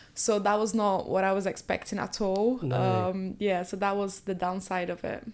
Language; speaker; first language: English; early bilingual, other home language; Portuguese